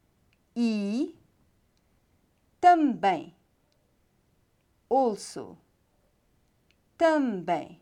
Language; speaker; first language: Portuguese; non-native, fluent; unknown